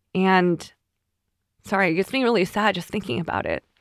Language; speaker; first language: English; early bilingual, other home language; Chinese